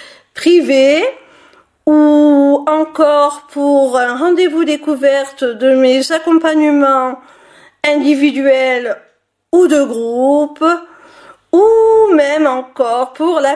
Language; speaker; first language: French; native; French